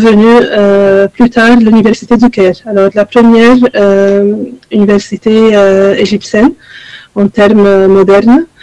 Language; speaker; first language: French; non-native, fluent; Arabic